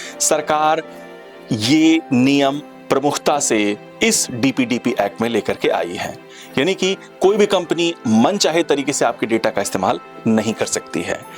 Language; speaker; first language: Hindi; native; Hindi